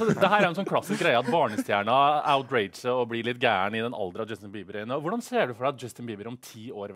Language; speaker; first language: Norwegian; native; Norwegian